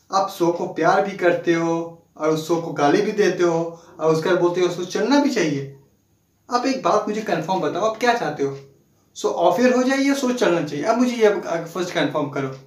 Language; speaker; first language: Hindi; non-native, local second language; Bangla